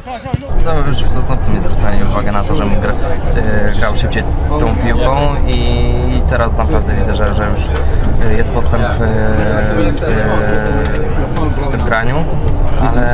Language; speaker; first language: Polish; native; Polish